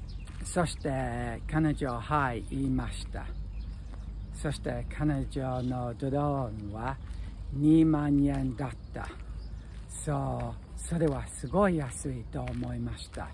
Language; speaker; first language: Japanese; non-native, learner; English